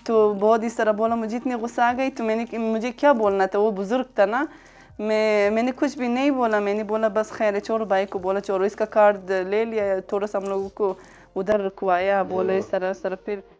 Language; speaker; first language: Hindi; non-native, local second language; Uzbek